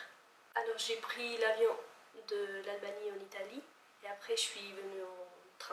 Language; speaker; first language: French; non-native, fluent; Albanian